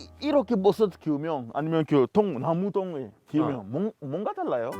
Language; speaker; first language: Korean; non-native, learner; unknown